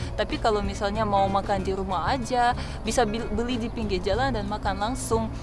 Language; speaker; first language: Indonesian; non-native, fluent; Russian